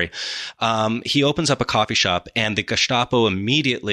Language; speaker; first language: English; native; English